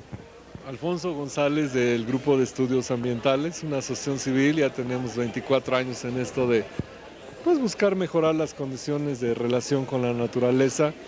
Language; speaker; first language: Spanish; native; Spanish